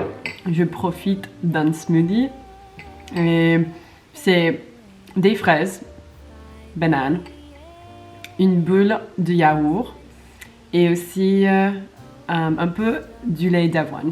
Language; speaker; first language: French; non-native, learner; English